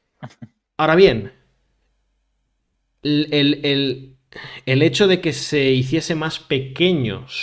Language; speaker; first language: Spanish; native; Spanish